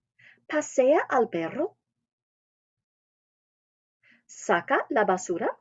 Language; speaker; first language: Spanish; non-native, fluent; English